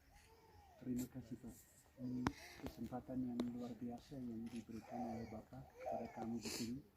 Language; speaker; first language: Indonesian; non-native, fluent; English